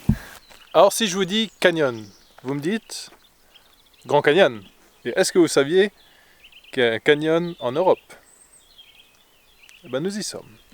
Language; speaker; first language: French; native; French